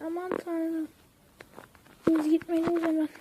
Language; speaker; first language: Turkish; native; Turkish